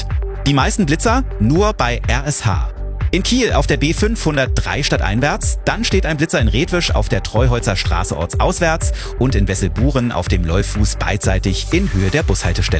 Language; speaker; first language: German; native; German